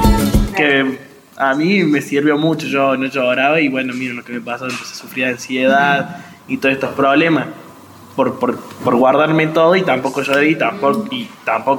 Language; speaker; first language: Spanish; native; Spanish